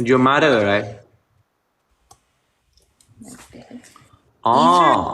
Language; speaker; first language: English; non-native, learner; Thai